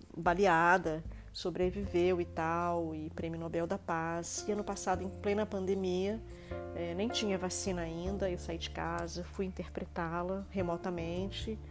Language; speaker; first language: Portuguese; native; Portuguese